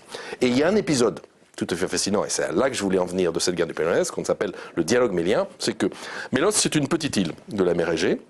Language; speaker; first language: French; native; French